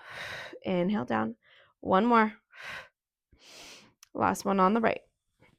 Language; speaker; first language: English; native; English